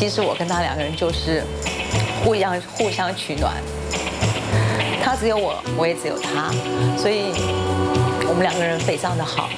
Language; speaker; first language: Chinese; native; Chinese